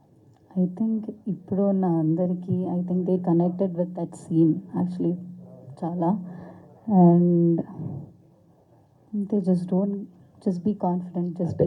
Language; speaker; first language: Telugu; non-native, learner; Malayalam